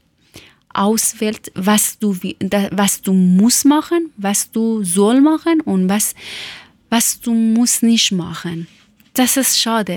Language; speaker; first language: German; non-native, learner; Persian